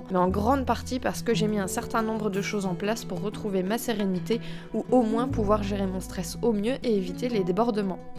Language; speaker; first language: French; native; French